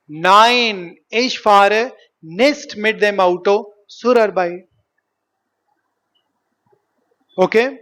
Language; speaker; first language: German; non-native, fluent; Hindi